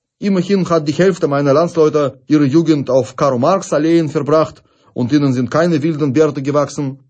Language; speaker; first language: German; non-native, fluent; Russian